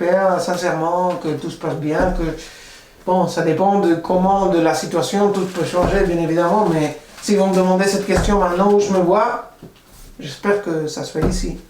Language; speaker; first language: French; non-native, fluent; Spanish